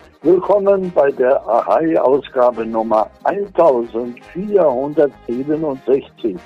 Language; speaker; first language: German; early bilingual, heritage; Portuguese